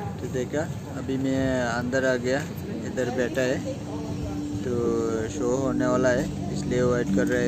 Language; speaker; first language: Hindi; non-native, fluent; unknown